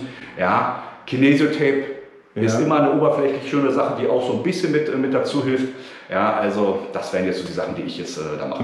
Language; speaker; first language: German; native; German